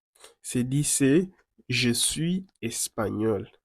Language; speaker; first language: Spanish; non-native, fluent; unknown